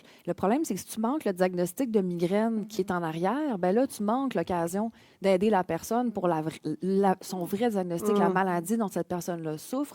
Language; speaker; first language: French; native; French